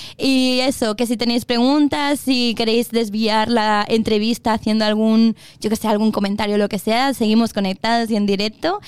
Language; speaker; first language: Spanish; native; Spanish